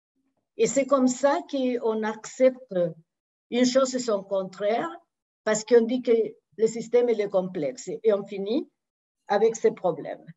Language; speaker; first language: French; non-native, fluent; Spanish